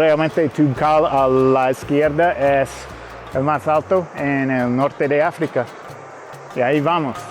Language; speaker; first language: Spanish; non-native, fluent; English